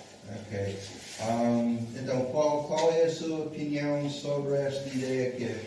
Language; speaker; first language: Portuguese; non-native, fluent; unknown